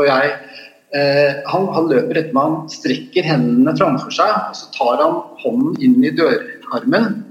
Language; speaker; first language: Norwegian; native; Norwegian